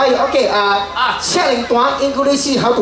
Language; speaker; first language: English; non-native, local second language; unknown